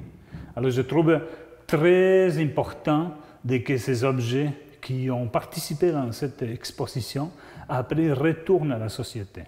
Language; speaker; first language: French; non-native, fluent; Spanish